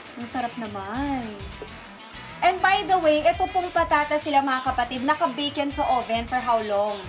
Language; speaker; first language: Filipino; native; Filipino